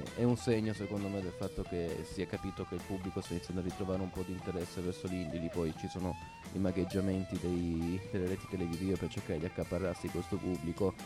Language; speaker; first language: Italian; native; Italian